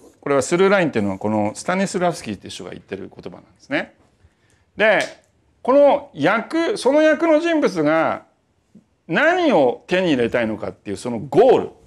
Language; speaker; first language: Japanese; native; Japanese